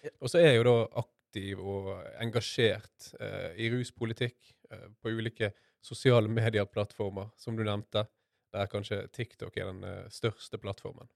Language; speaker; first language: Norwegian; native; Norwegian